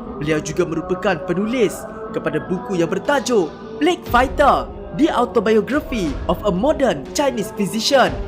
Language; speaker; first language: Malay; native; Malay